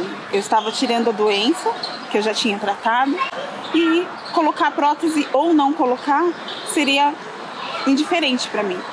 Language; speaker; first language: Portuguese; native; Portuguese